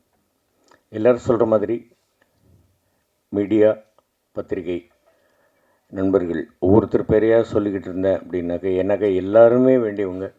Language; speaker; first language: Tamil; native; Tamil